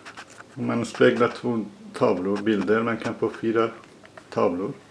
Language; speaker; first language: Swedish; non-native, learner; Persian